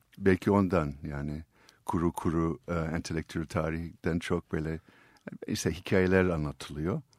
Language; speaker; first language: Turkish; non-native, fluent; English